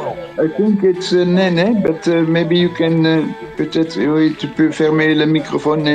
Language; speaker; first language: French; non-native, fluent; Dutch